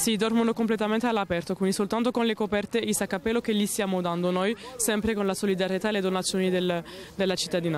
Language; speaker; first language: Italian; native; Italian